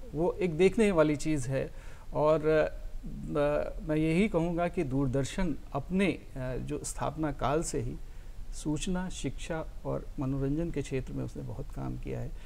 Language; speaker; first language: Hindi; native; Hindi